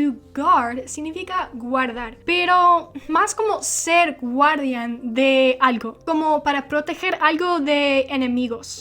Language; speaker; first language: Spanish; non-native, fluent; English